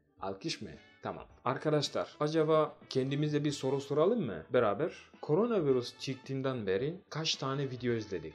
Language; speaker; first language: Turkish; non-native, fluent; Swahili